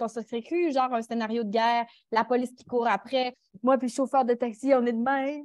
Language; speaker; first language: French; native; French